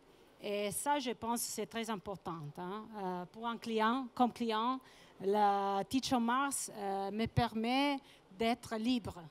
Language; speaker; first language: French; non-native, fluent; Italian